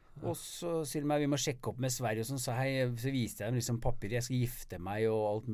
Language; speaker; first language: Norwegian; native; Norwegian